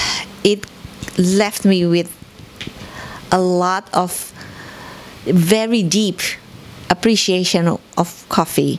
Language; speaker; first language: English; non-native, fluent; Indonesian